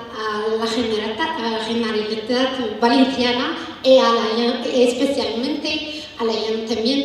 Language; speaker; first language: Spanish; non-native, learner; Arabic